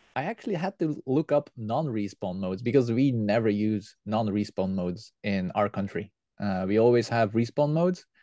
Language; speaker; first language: English; non-native, fluent; Dutch